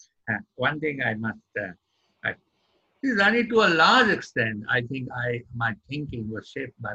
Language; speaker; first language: English; non-native, local second language; Bangla